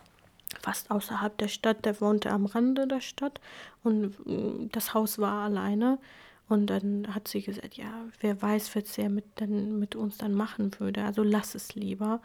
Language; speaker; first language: German; non-native, fluent; Kurdish